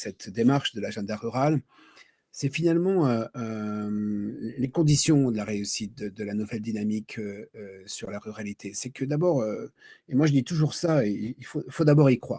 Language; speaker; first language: French; native; French